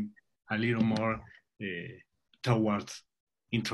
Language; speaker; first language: English; non-native, learner; Spanish